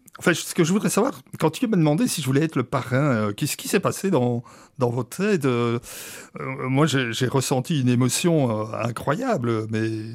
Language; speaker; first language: French; native; French